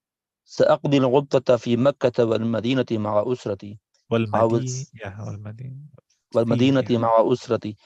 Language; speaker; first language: Arabic; non-native, learner; English